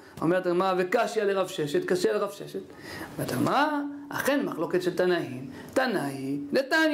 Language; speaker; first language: Hebrew; native; Hebrew